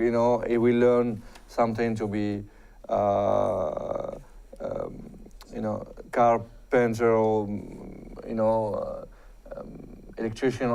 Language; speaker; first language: English; non-native, fluent; Arabic